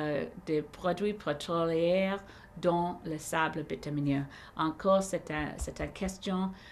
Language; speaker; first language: French; non-native, learner; English